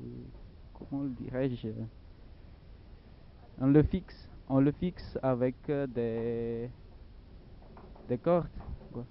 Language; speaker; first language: French; non-native, local second language; Malagasy